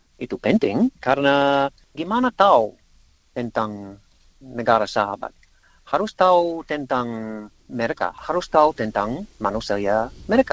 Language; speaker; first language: Indonesian; non-native, learner; English